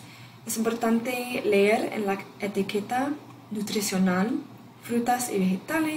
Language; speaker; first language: Spanish; non-native, fluent; English